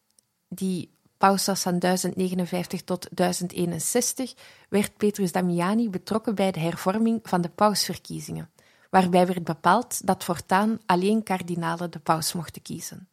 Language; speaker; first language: Dutch; native; Dutch